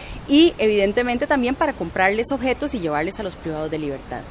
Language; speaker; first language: Spanish; native; Spanish